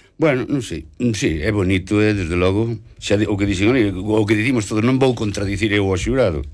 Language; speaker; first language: Galician; native; Galician